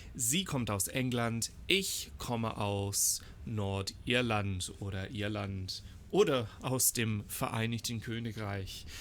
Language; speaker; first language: German; non-native, fluent; English